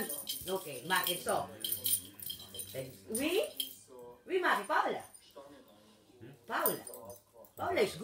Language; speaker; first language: German; non-native, learner; Filipino